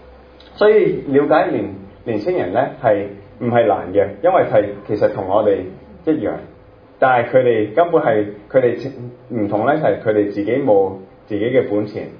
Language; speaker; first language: Cantonese; early bilingual, other home language; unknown